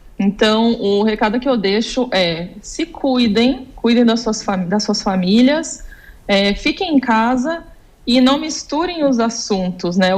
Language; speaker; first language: Portuguese; native; Portuguese